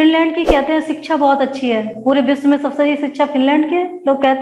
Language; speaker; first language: Hindi; native; Hindi